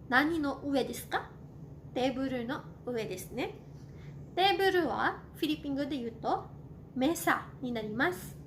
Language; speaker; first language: Japanese; non-native, fluent; Cebuano